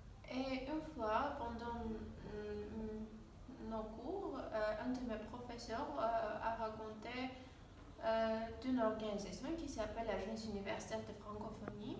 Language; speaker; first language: French; non-native, fluent; Armenian